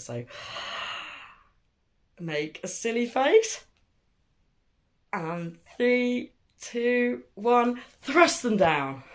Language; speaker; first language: English; native; English